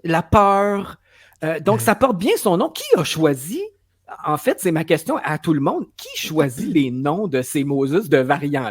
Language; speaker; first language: French; native; French